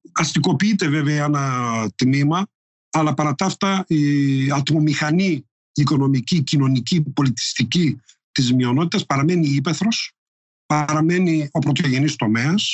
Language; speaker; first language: Greek; non-native, local second language; Turkish